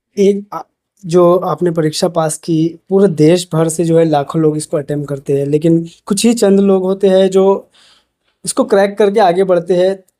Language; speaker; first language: Hindi; native; Hindi